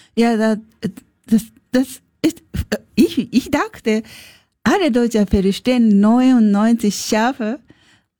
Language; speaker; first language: German; non-native, learner; Japanese